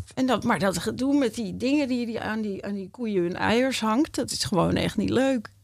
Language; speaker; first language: Dutch; native; Dutch